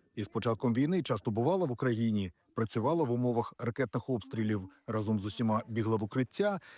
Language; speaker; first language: Ukrainian; native; Ukrainian